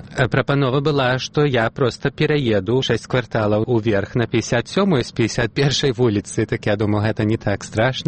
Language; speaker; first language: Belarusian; early bilingual, heritage; Belarusian